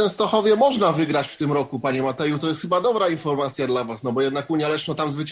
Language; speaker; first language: Polish; native; Polish